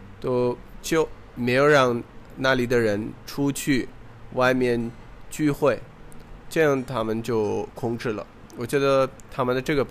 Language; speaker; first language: Chinese; non-native, fluent; Urdu